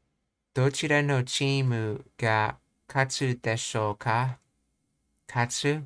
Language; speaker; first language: Japanese; non-native, learner; English